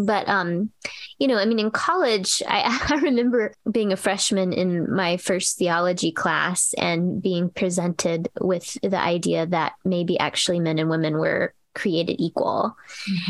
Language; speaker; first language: English; native; English